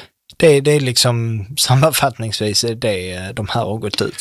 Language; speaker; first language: Swedish; native; Swedish